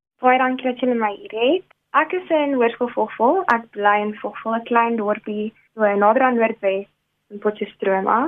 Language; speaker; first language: Afrikaans; non-native, local second language; Tswana